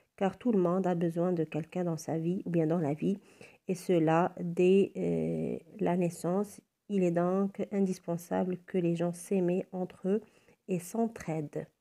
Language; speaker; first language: French; non-native, local second language; Arabic